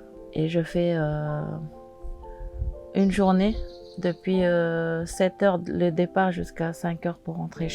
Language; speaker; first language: French; non-native, local second language; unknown